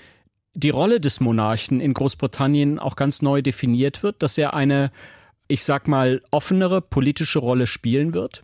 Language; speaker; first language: German; native; German